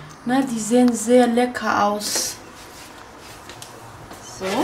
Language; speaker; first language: German; non-native, learner; Turkish